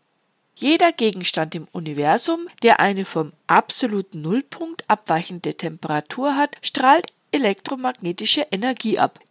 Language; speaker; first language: German; native; German